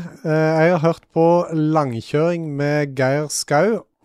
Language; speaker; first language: Norwegian; native; Norwegian